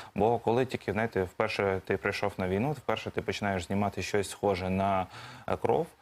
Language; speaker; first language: Ukrainian; native; Ukrainian